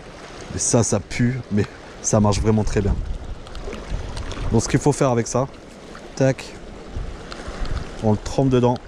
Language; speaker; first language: French; native; French